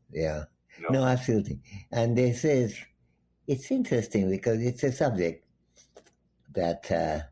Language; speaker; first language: English; non-native, local second language; Bangla